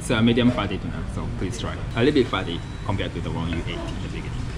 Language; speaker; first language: English; non-native, fluent; Japanese